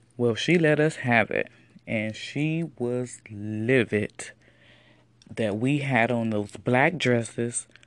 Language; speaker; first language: English; native; English